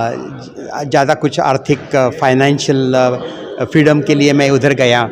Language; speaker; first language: Hindi; non-native, local second language; Marathi